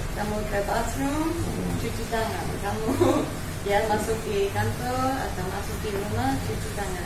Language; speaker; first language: Indonesian; non-native, fluent; English